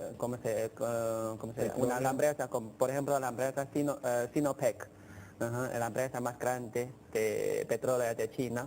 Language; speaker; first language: Spanish; non-native, fluent; Chinese